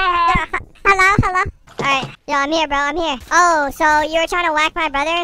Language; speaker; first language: English; native; English